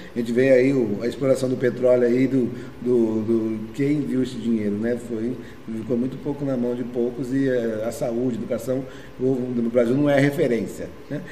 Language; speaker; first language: Portuguese; native; Portuguese